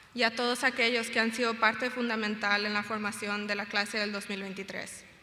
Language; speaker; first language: Spanish; early bilingual, other home language; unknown